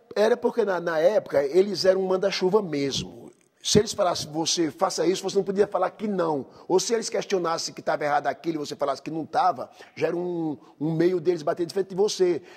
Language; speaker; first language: Portuguese; native; Portuguese